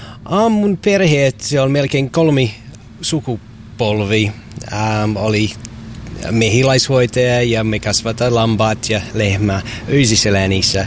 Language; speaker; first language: Finnish; non-native, learner; English